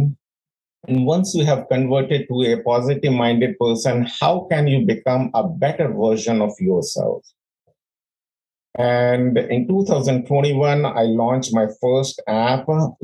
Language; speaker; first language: English; non-native, local second language; Hindi